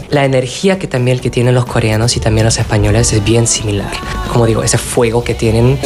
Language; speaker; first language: Spanish; non-native, fluent; Korean